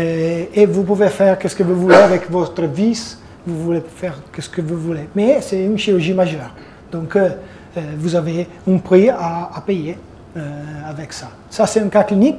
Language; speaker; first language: French; non-native, fluent; Italian